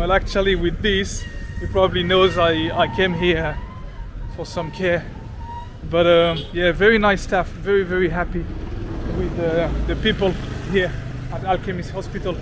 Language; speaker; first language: English; non-native, fluent; French